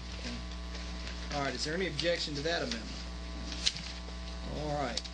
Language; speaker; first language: English; native; English